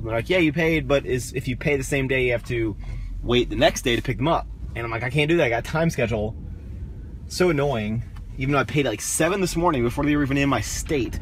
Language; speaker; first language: English; native; English